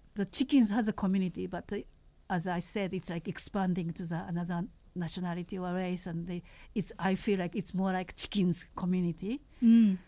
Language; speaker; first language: English; non-native, fluent; Japanese